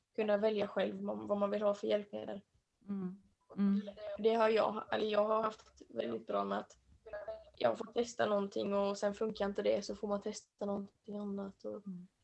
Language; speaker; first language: Swedish; native; Swedish